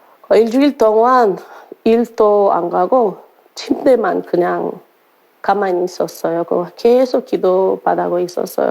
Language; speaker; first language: Korean; non-native, learner; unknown